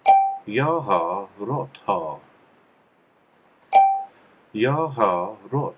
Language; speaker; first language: Swedish; non-native, learner; English